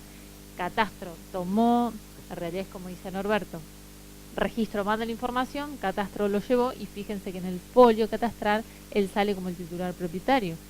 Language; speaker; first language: Spanish; native; Spanish